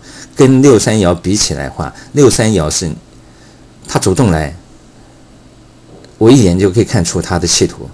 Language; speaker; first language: Chinese; native; Chinese